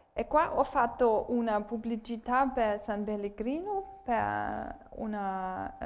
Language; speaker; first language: Italian; non-native, fluent; German